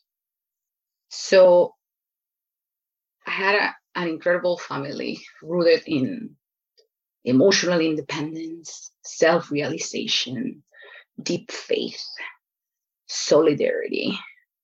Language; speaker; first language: English; non-native, fluent; Spanish